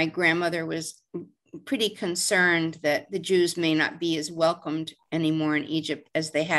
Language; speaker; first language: English; native; English